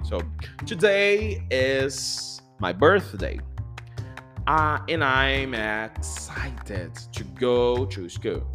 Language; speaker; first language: English; non-native, fluent; Portuguese